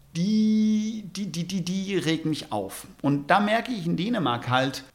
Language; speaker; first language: German; non-native, fluent; Danish